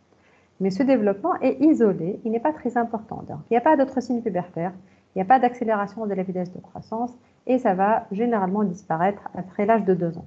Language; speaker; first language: French; non-native, local second language; Arabic